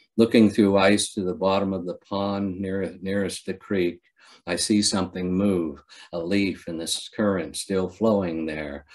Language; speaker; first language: English; native; English